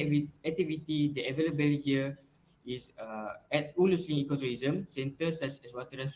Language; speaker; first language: English; non-native, local second language; Malay